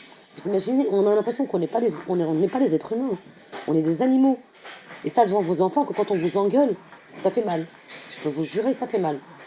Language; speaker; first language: French; native; French